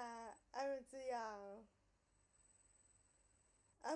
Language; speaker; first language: English; non-native, learner; Indonesian